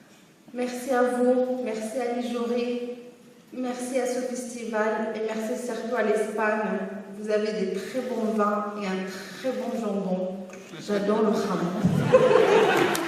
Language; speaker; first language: French; non-native, local second language; Arabic